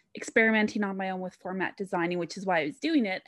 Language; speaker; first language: English; native; English